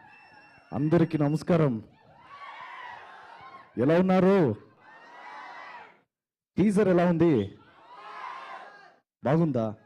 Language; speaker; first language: Telugu; non-native, learner; Kannada